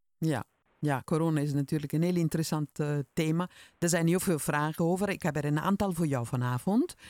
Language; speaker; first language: Dutch; non-native, fluent; Italian